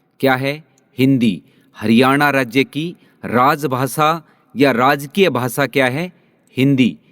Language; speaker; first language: Hindi; native; Hindi